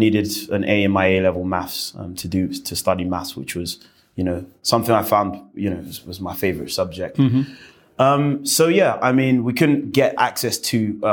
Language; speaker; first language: English; native; English